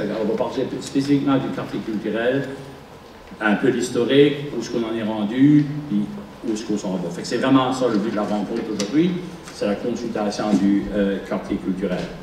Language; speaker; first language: French; native; French